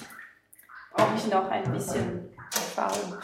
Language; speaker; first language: German; non-native, learner; French